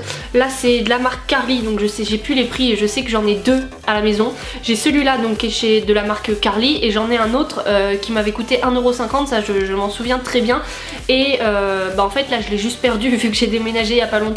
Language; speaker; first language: French; native; French